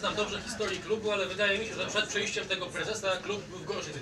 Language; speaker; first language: Polish; native; Polish